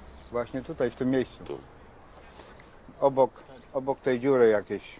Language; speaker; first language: Polish; native; Polish